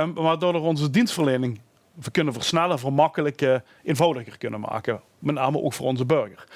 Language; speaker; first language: Dutch; native; Dutch